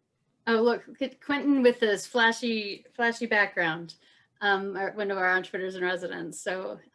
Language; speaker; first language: English; native; English